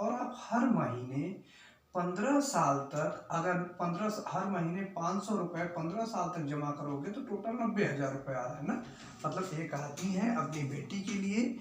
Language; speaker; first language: Hindi; native; Hindi